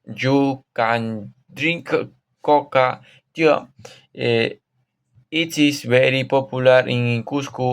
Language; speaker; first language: English; non-native, learner; Spanish